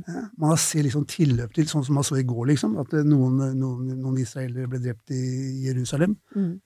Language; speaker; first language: Norwegian; native; Norwegian